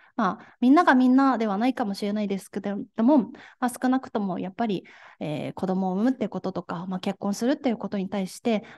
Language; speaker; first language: Japanese; native; Japanese